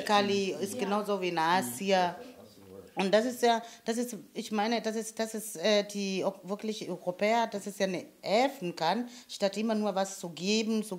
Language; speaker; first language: German; non-native, fluent; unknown